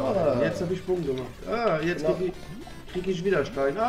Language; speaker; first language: German; non-native, learner; French